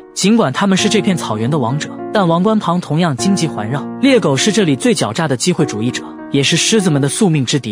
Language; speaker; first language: Chinese; native; Chinese